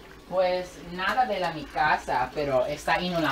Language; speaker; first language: Spanish; non-native, learner; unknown